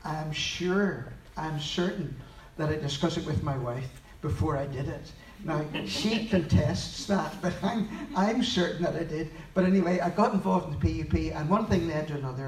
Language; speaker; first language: English; native; English